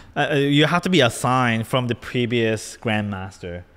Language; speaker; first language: English; non-native, fluent; Japanese